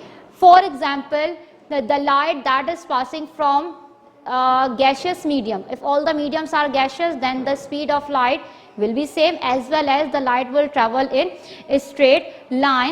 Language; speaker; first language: English; non-native, local second language; Urdu